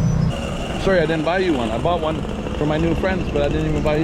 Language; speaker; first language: English; native; English